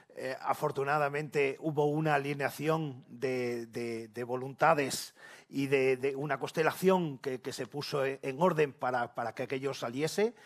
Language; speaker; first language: Spanish; native; Spanish